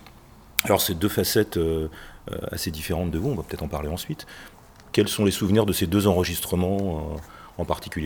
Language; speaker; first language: French; native; French